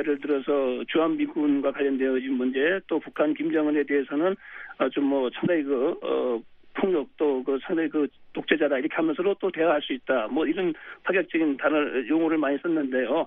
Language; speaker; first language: Korean; native; Korean